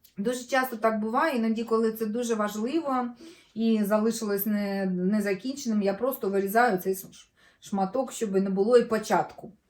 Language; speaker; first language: Ukrainian; non-native, local second language; Russian